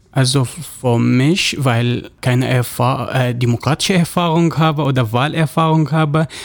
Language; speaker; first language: German; non-native, fluent; Arabic